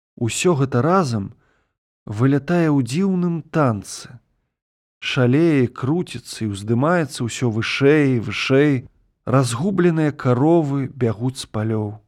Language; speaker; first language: Belarusian; native; Belarusian